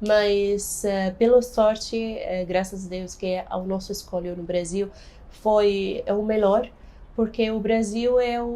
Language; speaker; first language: Portuguese; non-native, fluent; Arabic